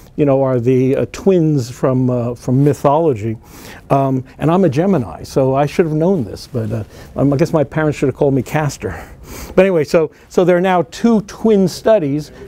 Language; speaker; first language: English; native; English